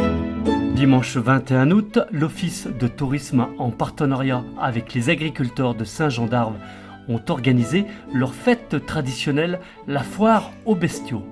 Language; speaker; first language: French; native; French